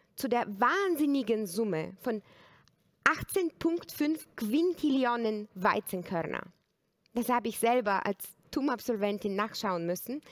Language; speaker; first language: German; non-native, fluent; Bulgarian